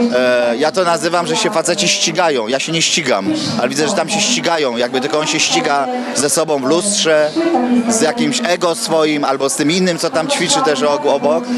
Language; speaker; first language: Polish; native; Polish